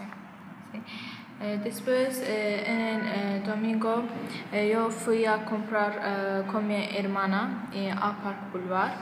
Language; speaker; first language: Spanish; non-native, learner; Azerbaijani